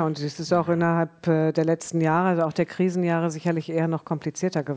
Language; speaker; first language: German; native; German